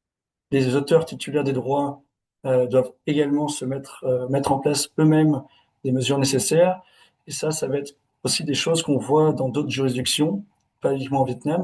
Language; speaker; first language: French; native; French